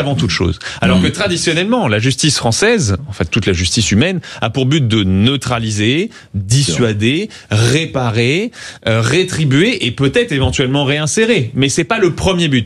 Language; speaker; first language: French; native; French